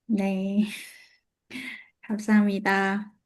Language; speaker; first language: Korean; non-native, learner; Vietnamese